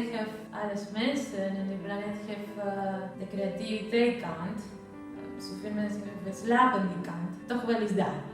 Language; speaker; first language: Dutch; non-native, learner; Spanish